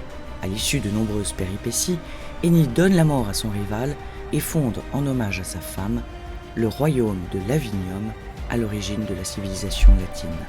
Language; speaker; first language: French; native; French